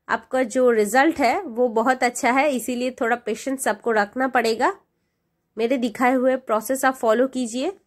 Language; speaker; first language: Hindi; non-native, local second language; Bangla